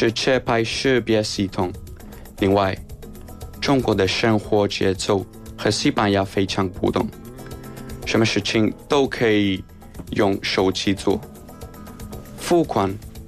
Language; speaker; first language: Chinese; non-native, learner; Spanish